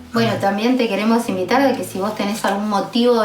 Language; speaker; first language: Spanish; native; Spanish